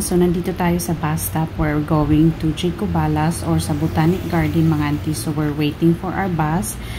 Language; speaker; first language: Filipino; non-native, local second language; Cebuano